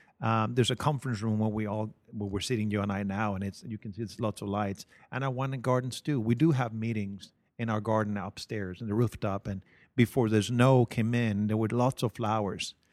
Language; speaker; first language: English; non-native, fluent; Spanish